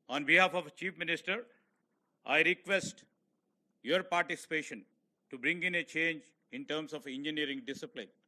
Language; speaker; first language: English; non-native, local second language; Telugu